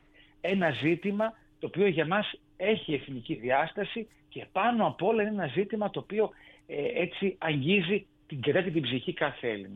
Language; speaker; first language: Greek; native; Greek